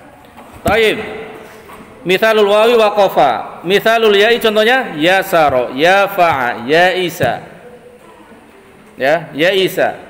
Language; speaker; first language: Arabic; non-native, fluent; Indonesian